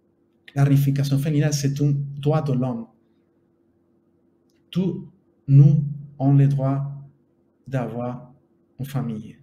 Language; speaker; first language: French; non-native, fluent; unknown